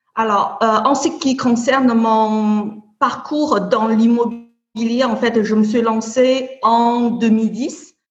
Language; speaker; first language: French; non-native, fluent; Chinese